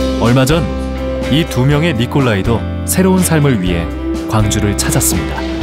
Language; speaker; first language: Korean; native; Korean